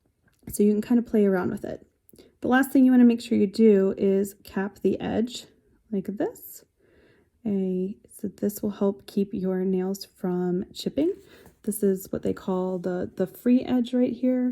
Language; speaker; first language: English; native; English